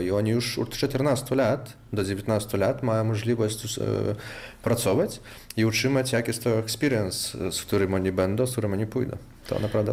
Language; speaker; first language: Polish; non-native, local second language; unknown